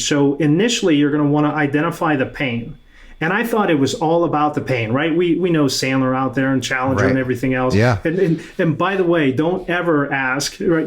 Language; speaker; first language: English; native; English